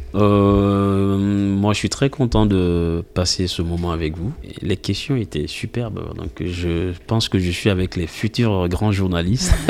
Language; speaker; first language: French; non-native, local second language; Mandingo